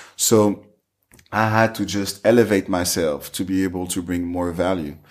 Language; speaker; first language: English; non-native, fluent; French